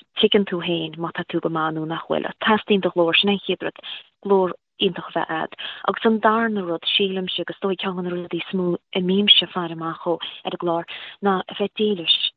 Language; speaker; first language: Irish; native; Irish